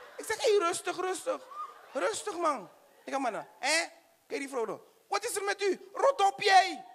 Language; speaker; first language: Dutch; native; Dutch